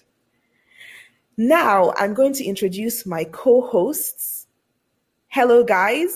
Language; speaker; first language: English; non-native, local second language; Yoruba